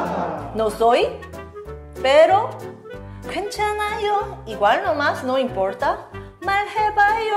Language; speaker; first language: Spanish; non-native, learner; Korean